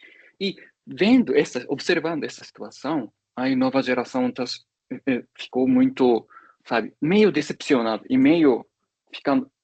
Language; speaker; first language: Portuguese; non-native, fluent; Japanese